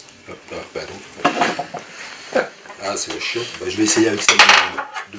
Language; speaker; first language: French; native; French